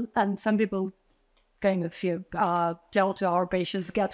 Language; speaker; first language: English; non-native, fluent; Ukrainian